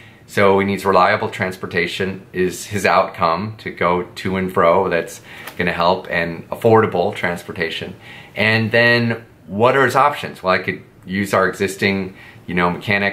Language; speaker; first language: English; native; English